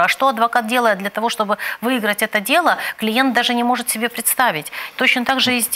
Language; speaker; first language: Russian; native; Russian